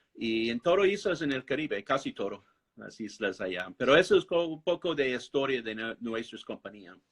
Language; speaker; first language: Spanish; non-native, fluent; English